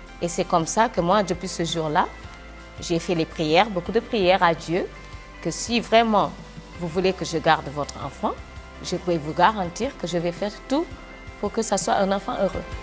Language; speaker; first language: French; non-native, local second language; Wolof